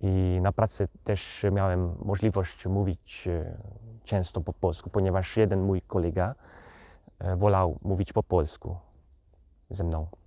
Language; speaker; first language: Polish; non-native, fluent; Hungarian